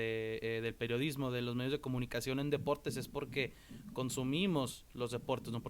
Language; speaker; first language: Spanish; native; Spanish